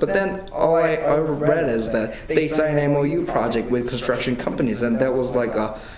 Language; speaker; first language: English; non-native, fluent; Korean